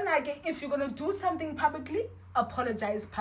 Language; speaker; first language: English; non-native, local second language; Xhosa